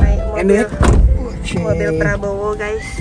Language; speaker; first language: Indonesian; native; Indonesian